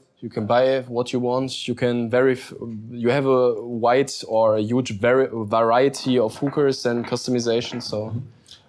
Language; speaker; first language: English; non-native, fluent; German